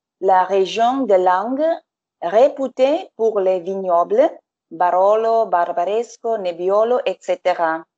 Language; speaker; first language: French; non-native, fluent; English